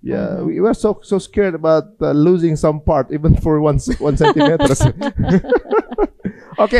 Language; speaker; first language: English; non-native, fluent; Indonesian